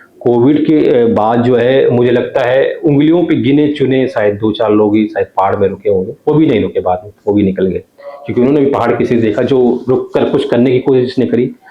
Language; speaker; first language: Hindi; non-native, local second language; Garhwali